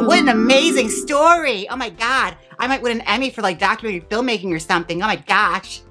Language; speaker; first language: English; native; English